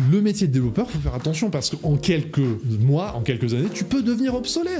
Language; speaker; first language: French; native; French